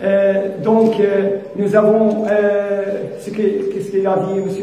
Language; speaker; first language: French; non-native, fluent; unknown